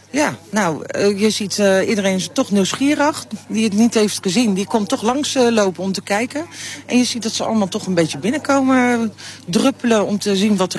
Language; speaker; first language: Dutch; native; Dutch